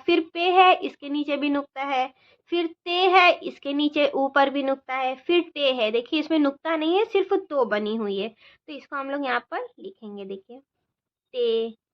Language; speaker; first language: Hindi; native; Hindi